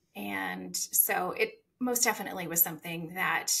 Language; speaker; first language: English; native; English